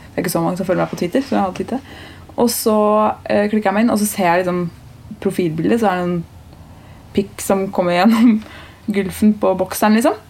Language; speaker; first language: Norwegian; early bilingual, other home language; Turkish